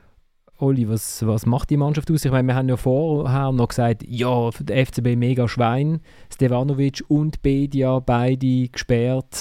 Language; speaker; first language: German; native; German